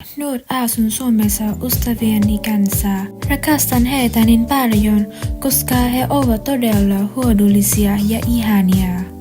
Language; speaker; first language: Finnish; non-native, learner; Vietnamese